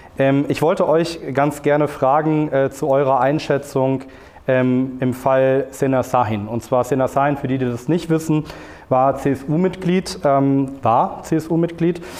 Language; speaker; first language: German; native; German